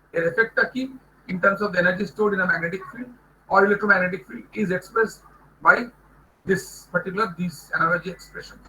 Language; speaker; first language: English; non-native, local second language; Bangla